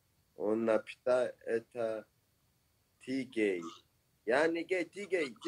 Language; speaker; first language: Russian; non-native, learner; Persian